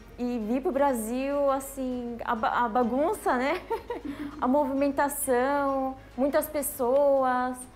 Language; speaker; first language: Portuguese; early bilingual, other home language; Japanese